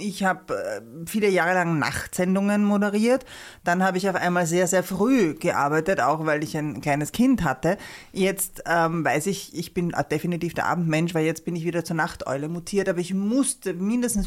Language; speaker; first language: German; native; German